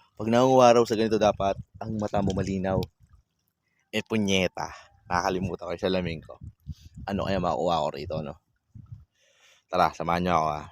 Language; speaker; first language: Filipino; non-native, local second language; Bikol